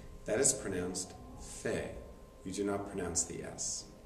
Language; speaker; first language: English; native; English